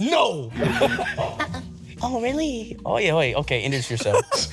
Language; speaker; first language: English; native; English